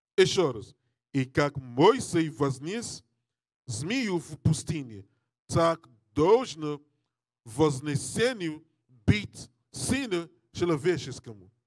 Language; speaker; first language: Russian; non-native, learner; English